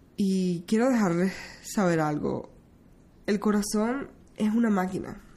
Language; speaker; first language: Spanish; early bilingual, heritage; Spanish